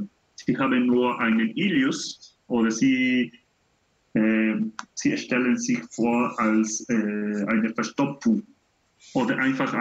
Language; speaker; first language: German; non-native, learner; Spanish